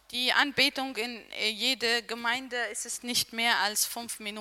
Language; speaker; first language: German; non-native, learner; Arabic